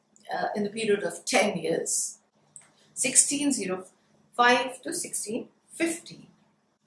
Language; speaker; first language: English; non-native, local second language; Hindi